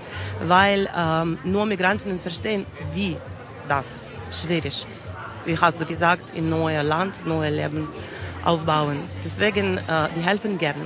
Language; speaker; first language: German; non-native, learner; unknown